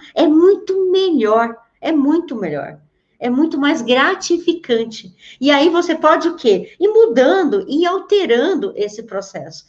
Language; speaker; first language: Portuguese; native; Portuguese